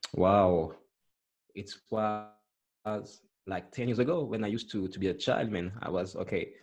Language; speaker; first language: English; non-native, fluent; French